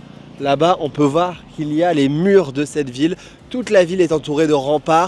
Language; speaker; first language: French; native; French